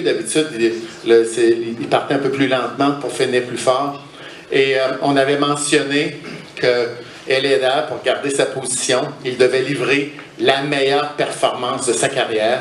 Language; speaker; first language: French; native; French